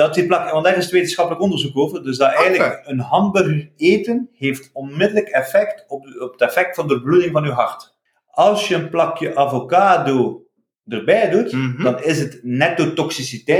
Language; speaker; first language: Dutch; native; Dutch